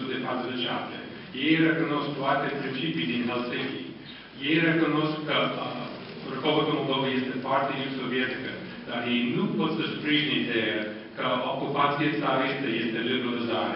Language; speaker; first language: Romanian; non-native, fluent; English